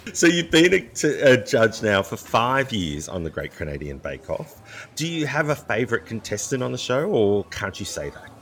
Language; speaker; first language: English; native; English